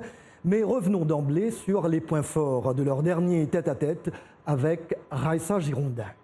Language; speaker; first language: French; native; French